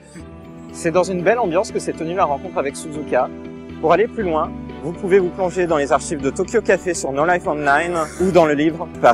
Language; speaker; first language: French; native; French